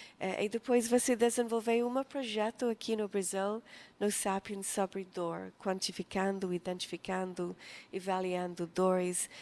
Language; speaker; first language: Portuguese; non-native, fluent; English